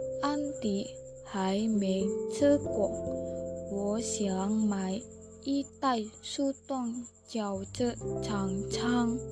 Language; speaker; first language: Chinese; non-native, learner; Vietnamese